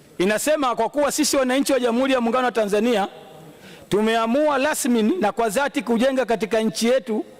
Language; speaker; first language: Swahili; native; Swahili